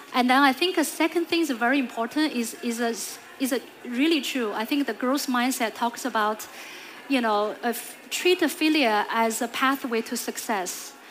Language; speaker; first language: English; non-native, fluent; Chinese